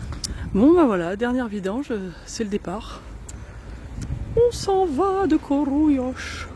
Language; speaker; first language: French; native; French